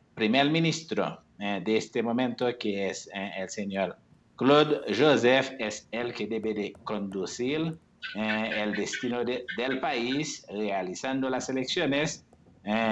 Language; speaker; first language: Spanish; non-native, fluent; Haitian Creole